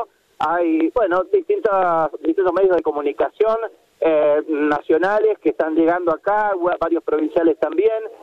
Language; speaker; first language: Spanish; native; Spanish